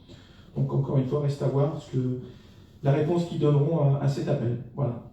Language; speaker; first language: French; native; French